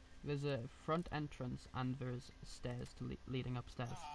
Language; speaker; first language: English; native; English